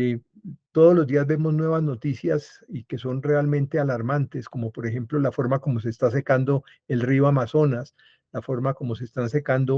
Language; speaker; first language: Spanish; native; Spanish